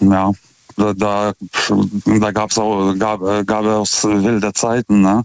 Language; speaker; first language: German; native; German